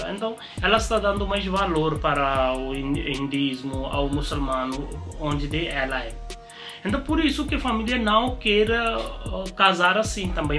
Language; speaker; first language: Portuguese; non-native, learner; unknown